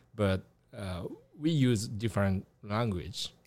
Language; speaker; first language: English; non-native, learner; Japanese